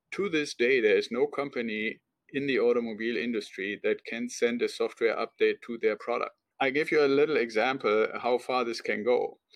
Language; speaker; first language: English; non-native, fluent; German